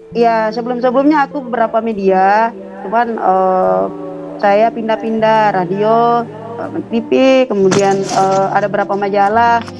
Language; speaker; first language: Indonesian; native; Indonesian